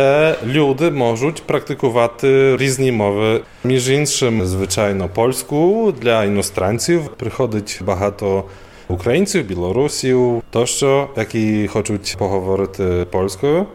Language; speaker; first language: Ukrainian; non-native, fluent; Polish